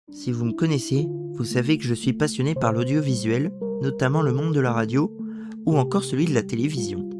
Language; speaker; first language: French; native; French